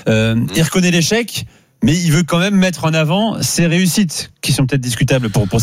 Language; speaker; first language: French; native; French